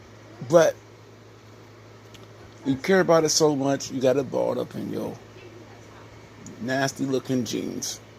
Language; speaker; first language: English; native; English